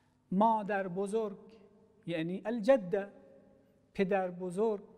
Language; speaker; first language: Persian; non-native, fluent; Arabic